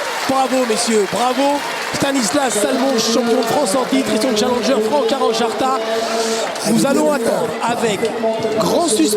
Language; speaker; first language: French; native; French